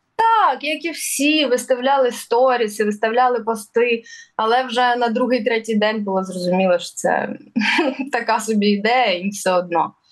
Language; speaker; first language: Ukrainian; early bilingual, other home language; Russian